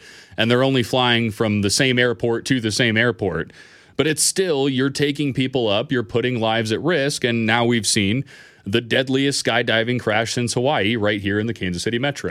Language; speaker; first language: English; native; English